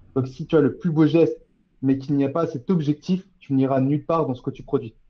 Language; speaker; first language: French; native; French